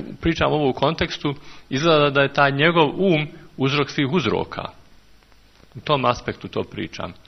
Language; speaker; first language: Serbian; native; Serbian